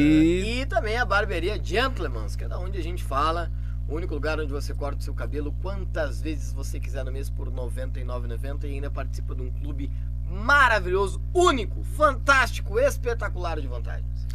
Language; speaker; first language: Portuguese; native; Portuguese